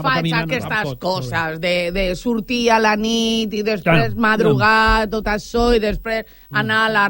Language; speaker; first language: Catalan; non-native, local second language; Spanish